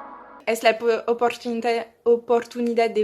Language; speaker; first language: Spanish; non-native, learner; French